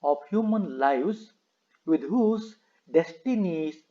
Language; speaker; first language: English; non-native, local second language; Kannada